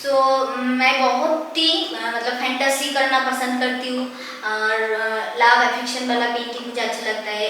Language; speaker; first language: Hindi; non-native, local second language; Bangla